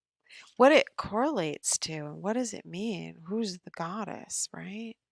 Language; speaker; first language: English; native; English